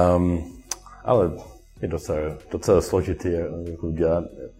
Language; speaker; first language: Czech; non-native, learner; English